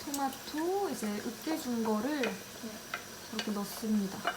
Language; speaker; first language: Korean; non-native, fluent; French